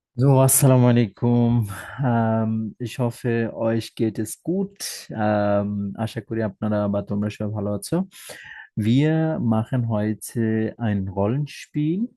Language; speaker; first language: German; non-native, fluent; Bangla